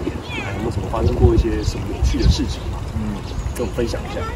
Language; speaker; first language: Chinese; native; Chinese